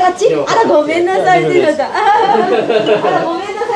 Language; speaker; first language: Japanese; native; Japanese